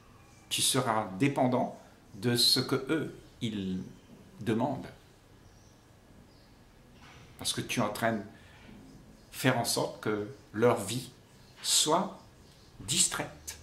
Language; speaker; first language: French; native; French